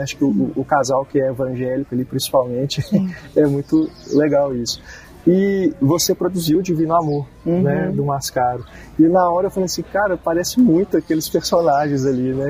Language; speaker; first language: Portuguese; native; Portuguese